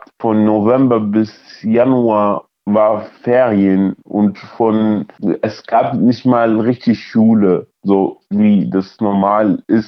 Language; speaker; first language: German; early bilingual, other home language; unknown